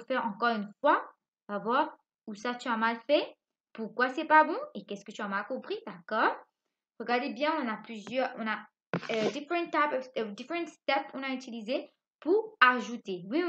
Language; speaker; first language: French; non-native, local second language; Morisyen